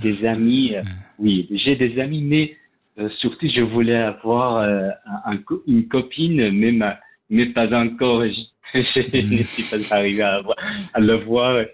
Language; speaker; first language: French; non-native, fluent; Persian